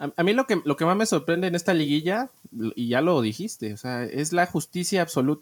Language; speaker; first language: Spanish; native; Spanish